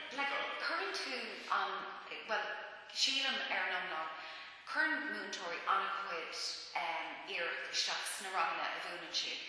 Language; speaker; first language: Irish; non-native, local second language; English